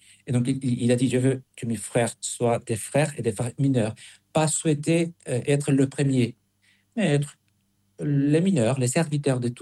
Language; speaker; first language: French; non-native, fluent; Spanish